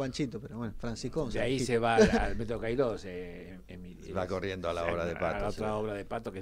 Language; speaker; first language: Spanish; native; Spanish